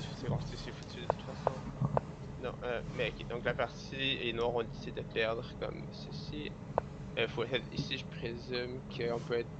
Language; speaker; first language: French; native; French